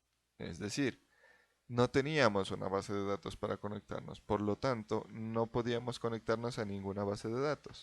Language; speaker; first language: Spanish; native; Spanish